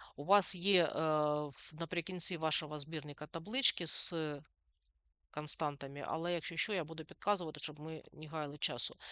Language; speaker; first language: Ukrainian; non-native, local second language; Russian